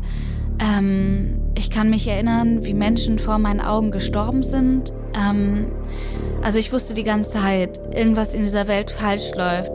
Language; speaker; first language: German; early bilingual, other home language; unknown